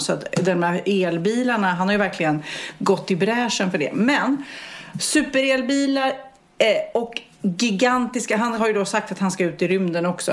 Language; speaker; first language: Swedish; native; Swedish